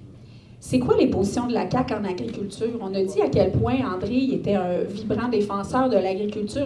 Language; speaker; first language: French; native; French